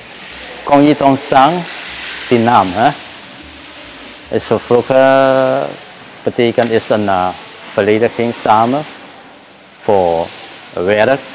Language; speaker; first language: Dutch; non-native, learner; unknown